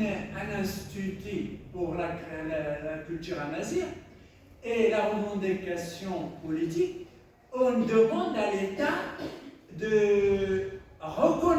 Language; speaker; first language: French; non-native, local second language; Tachelhit